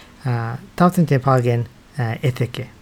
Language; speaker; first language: Greek; non-native, learner; English